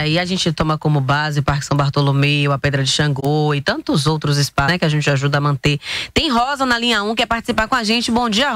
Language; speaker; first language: Portuguese; native; Portuguese